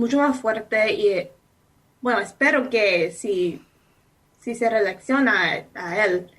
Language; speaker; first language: Spanish; non-native, fluent; English